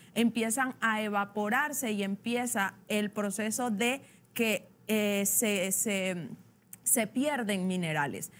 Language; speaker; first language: Spanish; native; Spanish